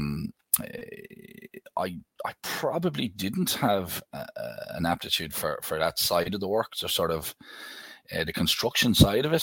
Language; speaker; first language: English; native; English